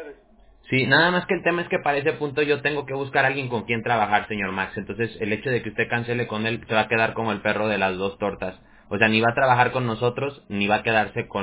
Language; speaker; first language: Spanish; native; Spanish